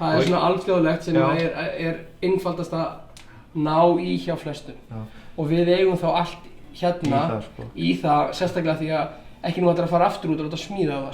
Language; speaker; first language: Icelandic; native; Icelandic